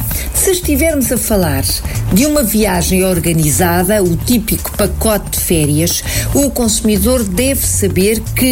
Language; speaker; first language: Portuguese; native; Portuguese